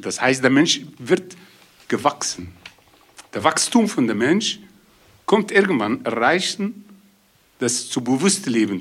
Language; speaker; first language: German; non-native, learner; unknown